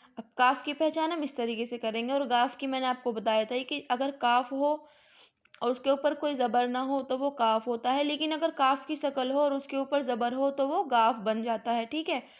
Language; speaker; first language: Hindi; native; Hindi